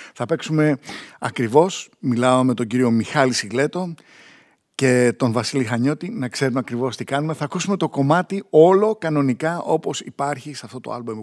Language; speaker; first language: Greek; native; Greek